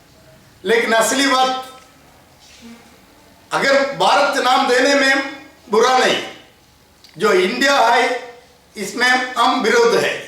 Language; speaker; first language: Hindi; non-native, local second language; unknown